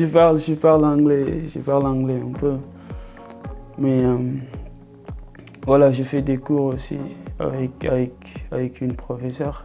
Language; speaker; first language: French; non-native, local second language; Wolof